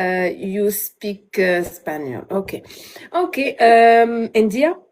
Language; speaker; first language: English; non-native, learner; Arabic